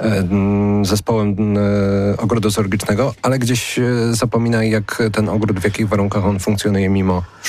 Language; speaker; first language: Polish; native; Polish